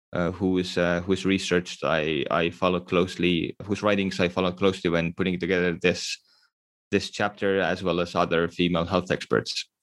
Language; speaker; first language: English; non-native, fluent; Estonian